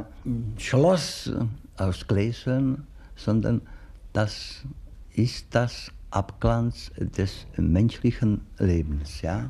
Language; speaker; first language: German; non-native, fluent; Czech